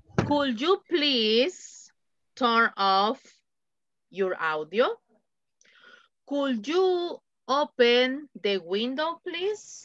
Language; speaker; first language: English; non-native, fluent; Spanish